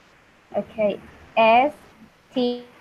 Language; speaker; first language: English; non-native, learner; Spanish